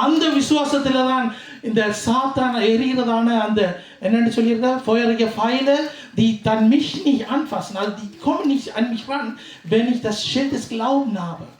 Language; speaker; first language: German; non-native, fluent; Tamil